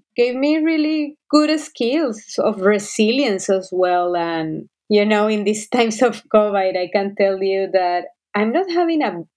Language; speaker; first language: English; non-native, fluent; Spanish